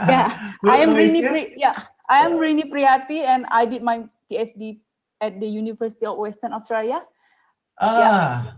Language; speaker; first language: English; non-native, fluent; Indonesian